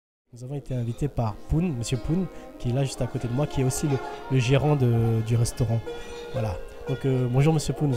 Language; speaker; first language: French; native; French